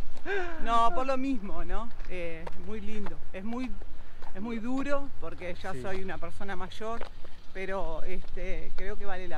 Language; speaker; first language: Spanish; native; Spanish